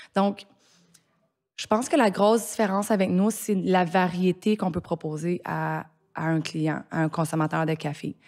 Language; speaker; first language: French; native; French